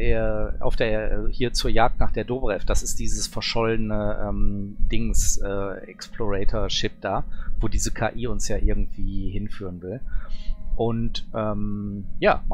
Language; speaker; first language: German; native; German